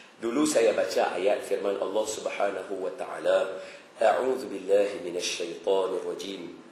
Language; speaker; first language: Malay; native; Malay